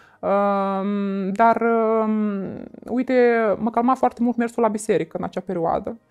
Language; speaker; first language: Romanian; native; Romanian